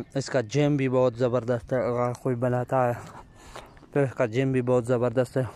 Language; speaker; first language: Urdu; non-native, local second language; Pashto